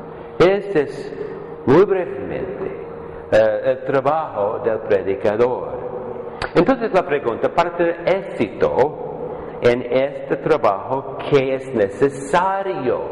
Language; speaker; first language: Spanish; non-native, fluent; English